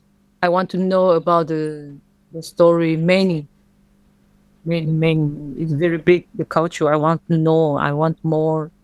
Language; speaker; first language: English; non-native, learner; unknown